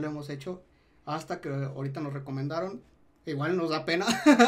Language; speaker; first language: Spanish; native; Spanish